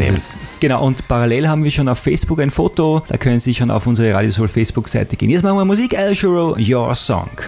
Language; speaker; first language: German; native; German